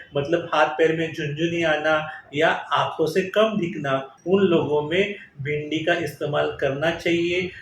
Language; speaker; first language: Hindi; non-native, local second language; Marathi